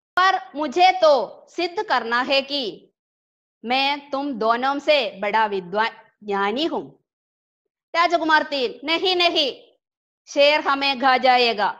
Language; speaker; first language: Hindi; non-native, local second language; Malayalam